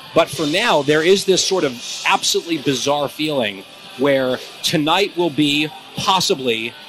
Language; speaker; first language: English; native; English